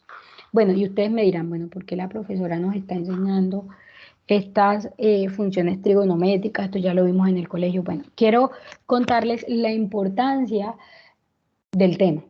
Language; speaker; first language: Spanish; native; Spanish